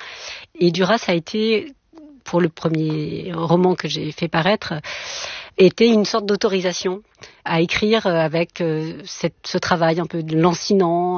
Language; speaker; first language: French; native; French